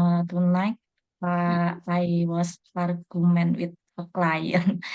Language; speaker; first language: English; non-native, learner; Indonesian